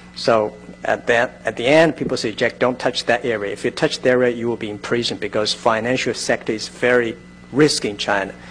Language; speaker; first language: English; non-native, fluent; Chinese